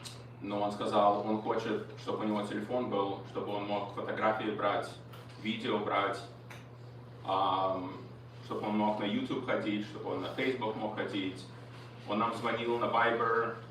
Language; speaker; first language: Russian; early bilingual, heritage; Russian